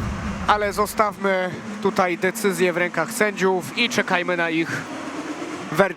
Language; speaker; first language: Polish; native; Polish